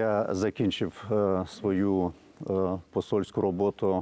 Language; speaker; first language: Ukrainian; non-native, fluent; Lithuanian